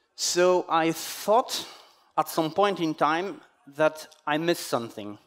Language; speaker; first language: English; non-native, fluent; Polish